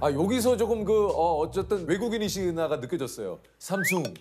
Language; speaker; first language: Korean; native; Korean